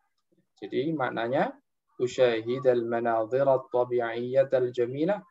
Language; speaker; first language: Arabic; non-native, fluent; Indonesian